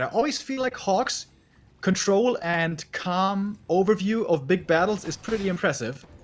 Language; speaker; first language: English; non-native, fluent; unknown